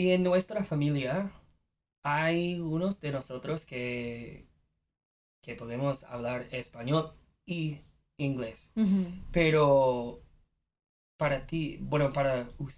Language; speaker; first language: Spanish; non-native, fluent; English